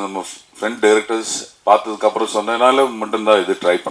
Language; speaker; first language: Tamil; non-native, learner; Malayalam